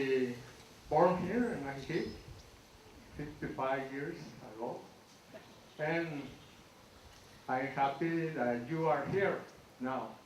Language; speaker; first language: English; non-native, local second language; Spanish